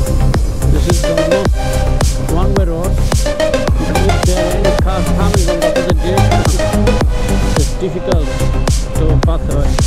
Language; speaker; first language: English; non-native, learner; Bangla